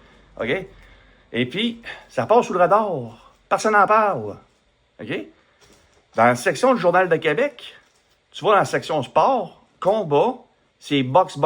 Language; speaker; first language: French; native; French